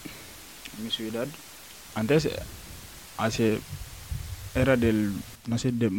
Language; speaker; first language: Spanish; non-native, learner; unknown